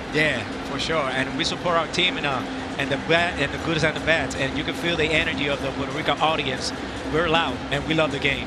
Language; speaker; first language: English; non-native, local second language; Spanish